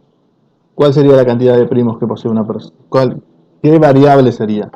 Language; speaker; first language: Spanish; native; Spanish